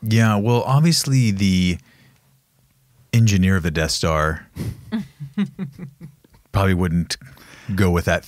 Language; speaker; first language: English; native; English